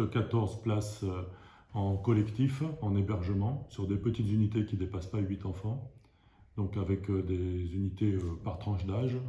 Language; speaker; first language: French; native; French